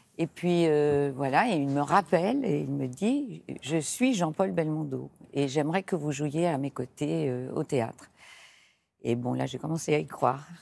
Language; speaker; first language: French; native; French